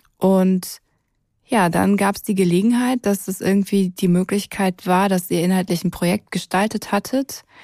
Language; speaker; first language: German; native; German